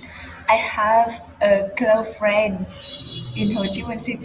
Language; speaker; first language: English; non-native, learner; Vietnamese